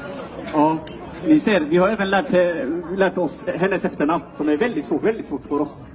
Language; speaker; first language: Swedish; non-native, fluent; Somali